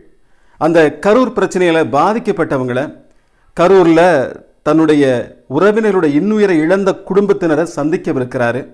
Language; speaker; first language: Tamil; native; Tamil